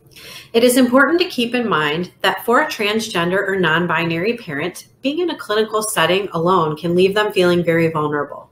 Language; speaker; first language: English; native; English